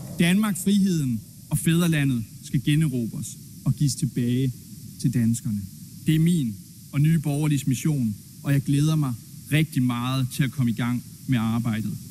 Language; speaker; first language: Danish; native; Danish